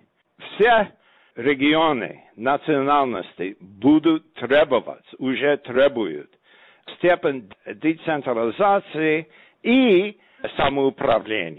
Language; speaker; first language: Russian; non-native, fluent; English